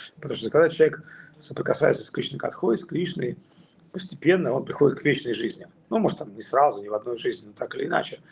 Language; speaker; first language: Russian; native; Russian